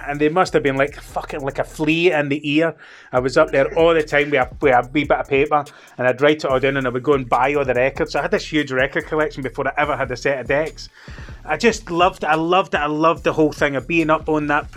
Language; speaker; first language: English; native; English